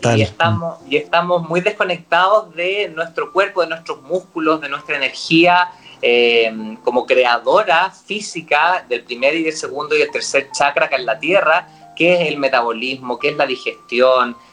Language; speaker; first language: Spanish; native; Spanish